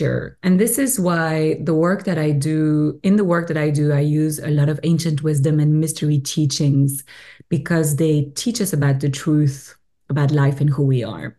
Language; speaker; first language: English; non-native, fluent; French